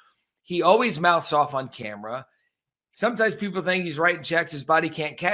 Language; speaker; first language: English; native; English